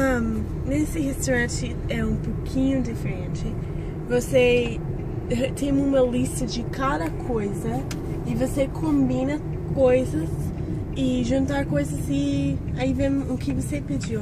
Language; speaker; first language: Portuguese; non-native, fluent; English